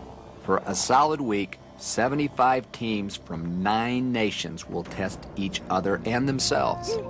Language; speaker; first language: English; native; English